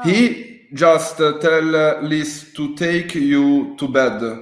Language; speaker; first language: English; non-native, learner; Italian